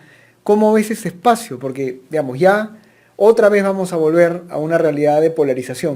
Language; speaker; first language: Spanish; native; Spanish